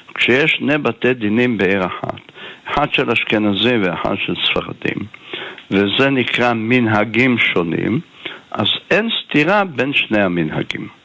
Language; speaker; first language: Hebrew; native; Hebrew